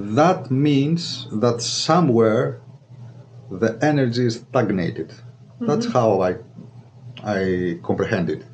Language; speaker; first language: English; non-native, fluent; Greek